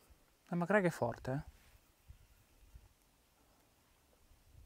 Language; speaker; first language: Italian; native; Italian